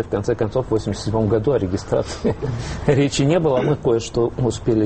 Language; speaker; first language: Russian; native; Russian